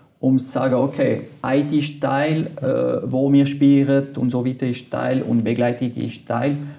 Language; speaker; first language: German; non-native, local second language; French